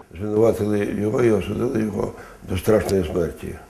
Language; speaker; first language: Ukrainian; native; Ukrainian